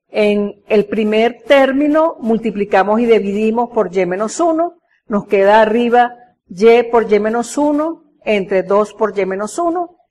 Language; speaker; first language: Spanish; native; Spanish